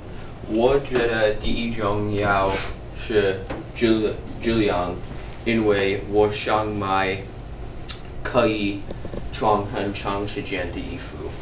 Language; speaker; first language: Chinese; non-native, learner; English